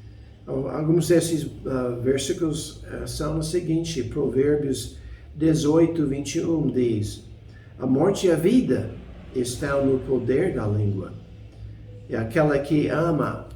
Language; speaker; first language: Portuguese; non-native, fluent; English